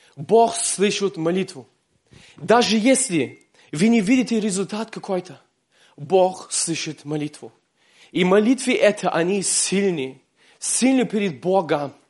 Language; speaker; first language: Russian; early bilingual, heritage; Russian